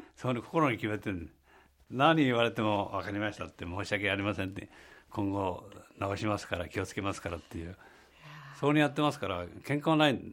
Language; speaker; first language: Japanese; native; Japanese